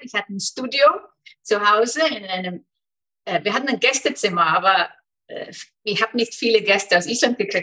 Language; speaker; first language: German; non-native, fluent; Icelandic